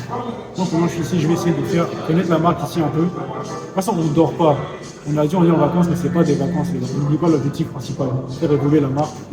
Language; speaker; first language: French; native; French